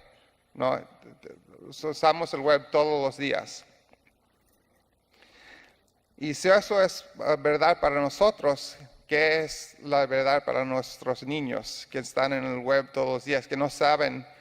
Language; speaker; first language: Spanish; non-native, learner; English